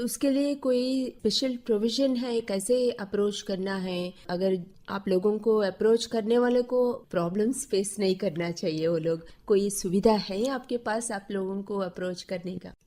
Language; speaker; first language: Hindi; non-native, local second language; Telugu